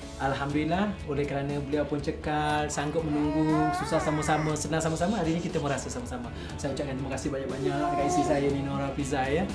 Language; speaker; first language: Malay; native; Malay